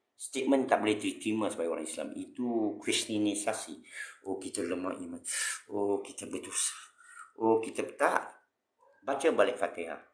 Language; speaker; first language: Malay; non-native, local second language; Chinese